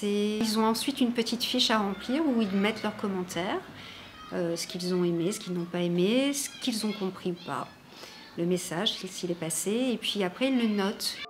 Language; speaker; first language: French; native; French